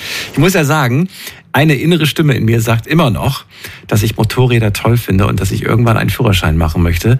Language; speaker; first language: German; native; German